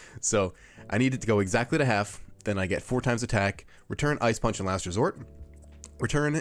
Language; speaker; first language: English; native; English